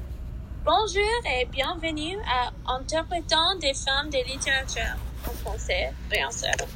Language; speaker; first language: French; non-native, learner; English